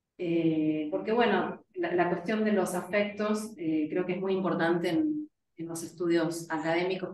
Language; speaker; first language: Spanish; native; Spanish